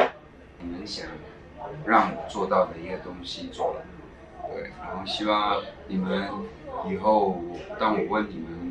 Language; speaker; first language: Chinese; non-native, local second language; Cantonese